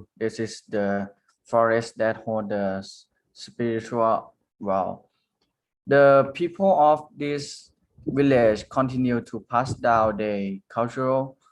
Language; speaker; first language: English; non-native, learner; Thai